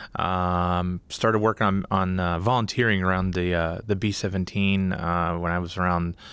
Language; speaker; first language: English; native; English